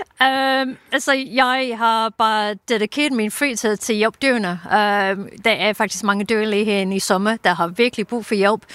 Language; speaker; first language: Danish; non-native, fluent; English